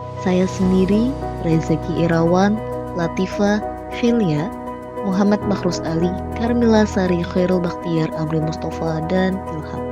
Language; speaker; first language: Indonesian; native; Indonesian